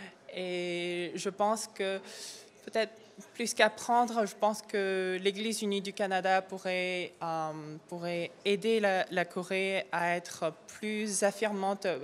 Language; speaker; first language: French; non-native, fluent; Korean